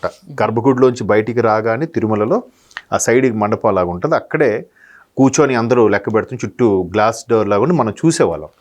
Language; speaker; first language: Telugu; native; Telugu